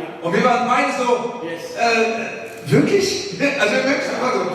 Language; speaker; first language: German; native; German